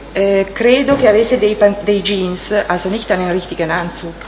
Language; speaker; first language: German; non-native, fluent; Italian